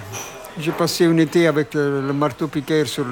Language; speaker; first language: French; non-native, fluent; Italian